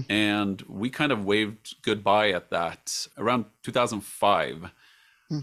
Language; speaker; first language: English; non-native, fluent; Swedish